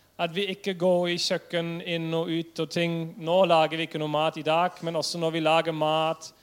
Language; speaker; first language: Norwegian; non-native, fluent; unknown